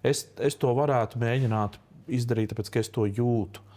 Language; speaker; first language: Latvian; native; Latvian